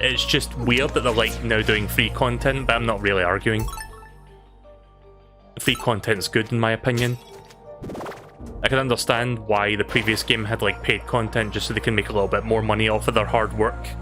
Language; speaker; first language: English; native; English